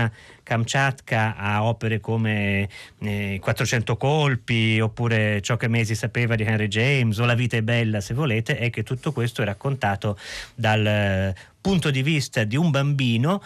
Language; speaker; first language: Italian; native; Italian